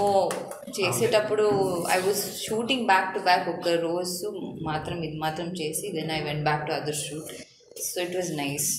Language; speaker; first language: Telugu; non-native, learner; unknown